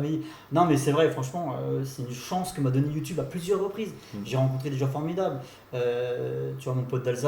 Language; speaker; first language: French; native; French